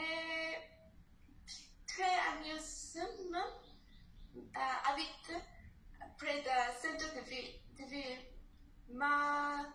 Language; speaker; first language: French; non-native, learner; Spanish